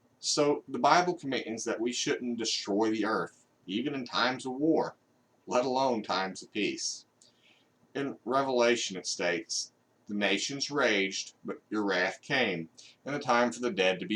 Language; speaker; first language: English; native; English